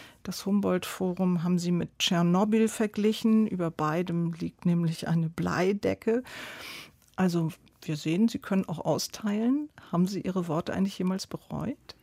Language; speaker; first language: German; native; German